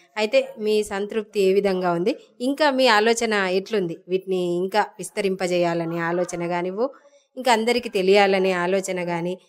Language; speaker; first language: Telugu; native; Telugu